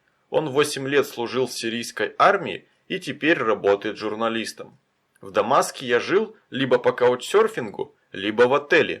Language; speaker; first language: Russian; native; Russian